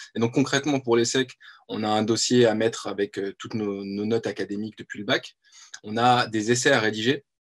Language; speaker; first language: French; native; French